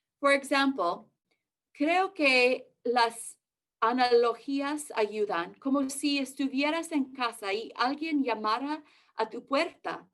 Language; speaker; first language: Spanish; early bilingual, heritage; English